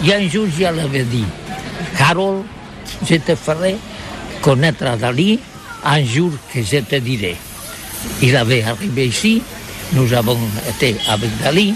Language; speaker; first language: French; non-native, learner; Catalan